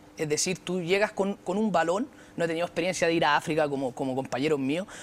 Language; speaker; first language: Spanish; native; Spanish